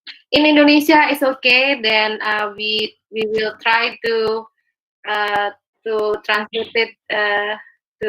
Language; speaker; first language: English; non-native, learner; Indonesian